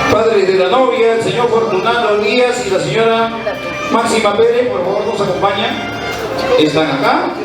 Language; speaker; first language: Spanish; native; Spanish